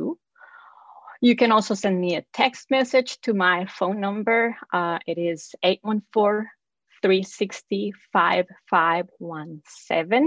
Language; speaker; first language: English; non-native, fluent; Spanish